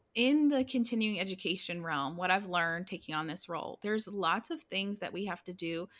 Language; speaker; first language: English; native; English